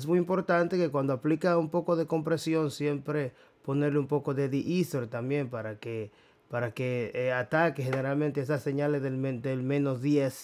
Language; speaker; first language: Spanish; native; Spanish